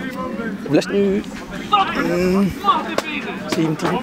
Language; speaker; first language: Dutch; native; Dutch